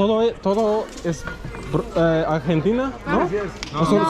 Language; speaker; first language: Spanish; non-native, learner; Swahili